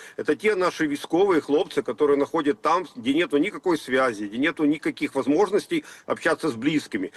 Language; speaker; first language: Russian; native; Russian